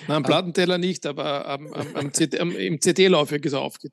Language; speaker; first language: German; native; German